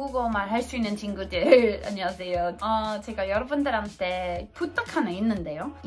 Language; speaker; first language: Korean; non-native, fluent; English